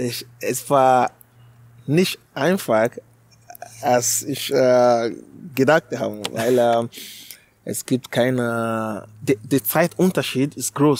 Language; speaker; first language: German; non-native, learner; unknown